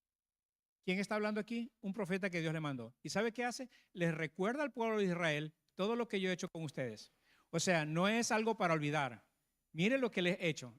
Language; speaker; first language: Spanish; native; Spanish